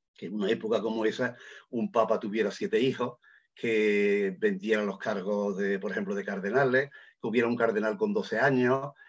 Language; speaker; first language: Spanish; native; Spanish